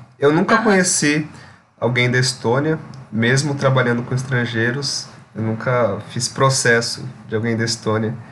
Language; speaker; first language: Portuguese; native; Portuguese